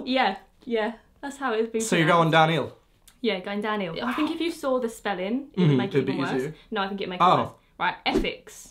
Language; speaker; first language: English; native; English